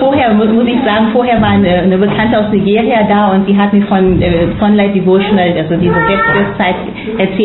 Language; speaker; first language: German; non-native, fluent; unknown